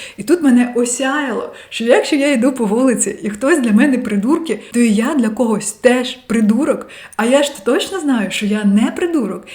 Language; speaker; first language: Ukrainian; non-native, local second language; Russian